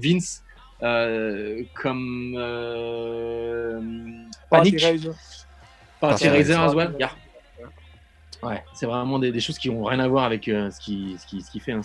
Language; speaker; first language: French; native; French